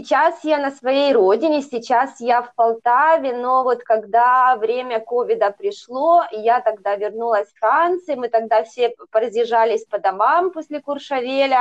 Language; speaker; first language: Russian; native; Russian